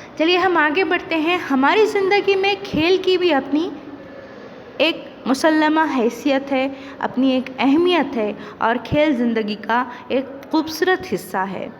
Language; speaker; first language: Urdu; native; Urdu